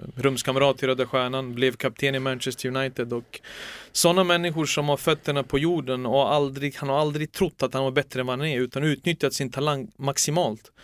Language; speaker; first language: Swedish; early bilingual, other home language; Serbian